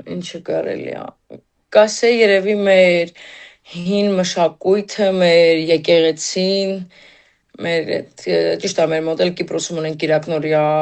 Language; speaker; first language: Armenian; native; Armenian